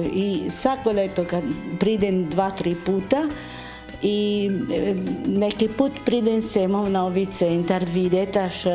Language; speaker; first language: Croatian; early bilingual, heritage; Italian